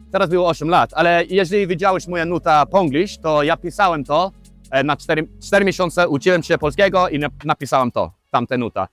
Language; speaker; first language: Polish; non-native, learner; English